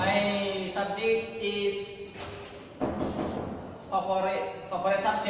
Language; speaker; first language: English; non-native, learner; Indonesian